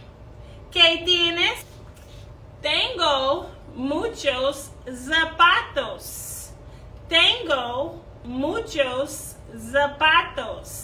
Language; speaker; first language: Spanish; non-native, fluent; English